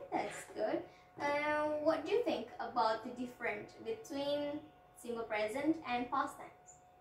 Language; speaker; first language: English; non-native, fluent; Indonesian